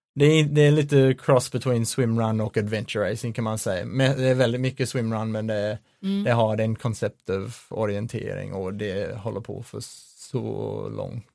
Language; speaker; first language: Swedish; non-native, learner; English